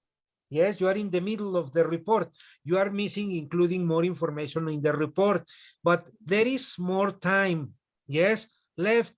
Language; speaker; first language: English; non-native, fluent; Spanish